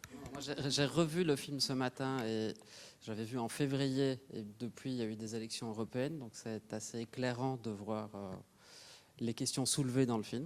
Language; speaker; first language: French; native; French